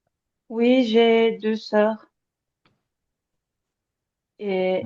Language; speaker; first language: French; non-native, learner; Azerbaijani